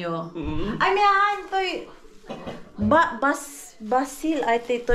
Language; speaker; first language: Finnish; non-native, learner; Filipino